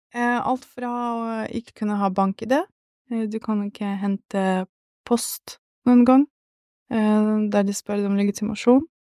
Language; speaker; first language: Norwegian; early bilingual, other home language; Russian